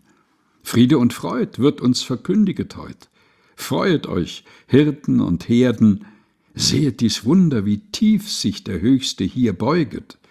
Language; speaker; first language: German; native; German